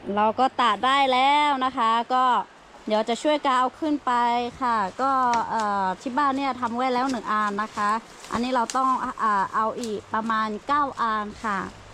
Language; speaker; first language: Thai; non-native, local second language; Lahu